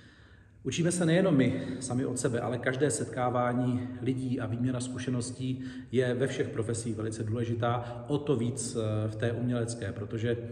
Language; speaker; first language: Czech; native; Czech